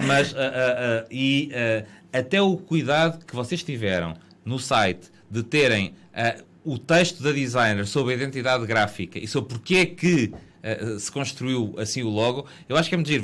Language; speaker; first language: Portuguese; native; Portuguese